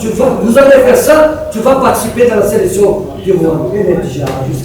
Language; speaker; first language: French; non-native, fluent; Portuguese